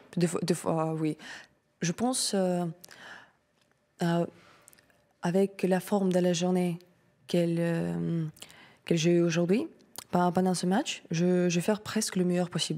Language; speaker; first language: French; non-native, learner; Russian